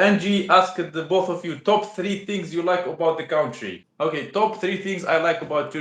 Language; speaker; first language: English; non-native, learner; Russian